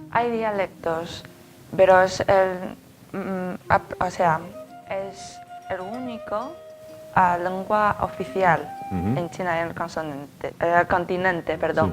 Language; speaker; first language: Spanish; non-native, fluent; Chinese